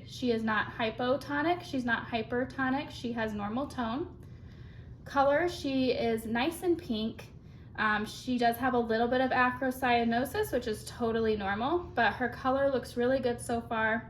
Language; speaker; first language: English; native; English